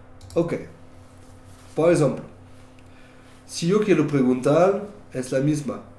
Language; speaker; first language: Spanish; non-native, learner; French